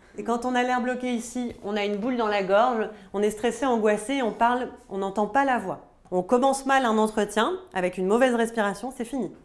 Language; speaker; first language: French; native; French